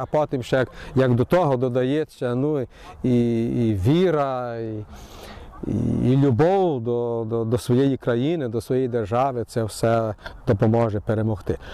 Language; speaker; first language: Ukrainian; early bilingual, heritage; Ukrainian